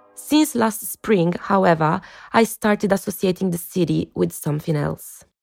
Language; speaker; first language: English; non-native, fluent; Italian